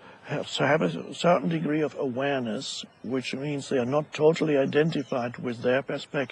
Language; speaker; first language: English; non-native, fluent; German